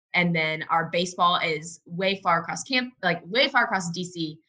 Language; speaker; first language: English; native; English